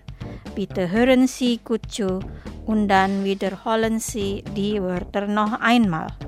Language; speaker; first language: German; non-native, fluent; Indonesian